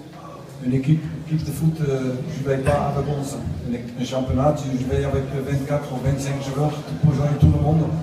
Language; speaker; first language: French; non-native, learner; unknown